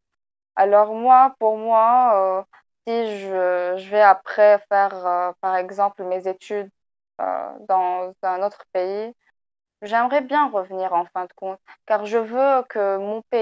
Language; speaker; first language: French; non-native, local second language; Arabic